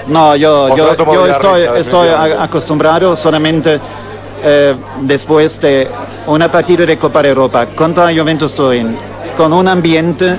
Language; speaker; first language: Spanish; non-native, fluent; German